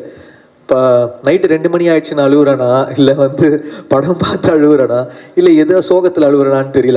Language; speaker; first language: Tamil; native; Tamil